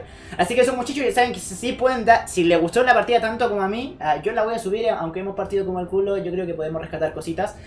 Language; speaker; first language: Spanish; native; Spanish